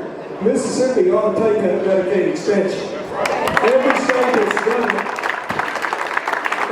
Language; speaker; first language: English; native; English